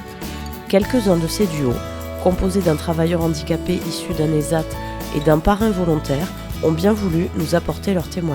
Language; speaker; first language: French; native; French